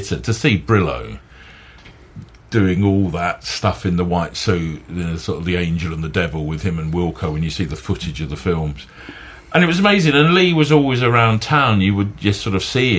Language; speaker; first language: English; native; English